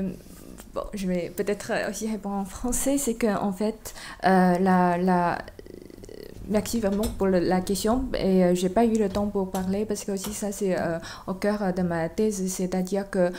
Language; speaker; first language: French; non-native, fluent; Chinese